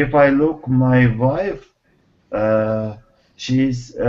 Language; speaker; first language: English; non-native, learner; Turkish